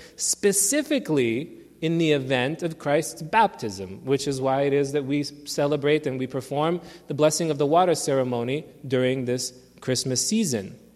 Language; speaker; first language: English; early bilingual, other home language; Armenian